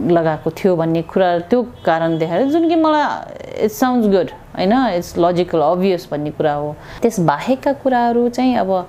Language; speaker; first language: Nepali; non-native, local second language; Tibetan